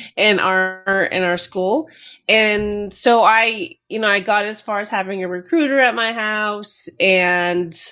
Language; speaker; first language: English; native; English